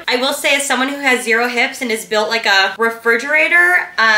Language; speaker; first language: English; native; English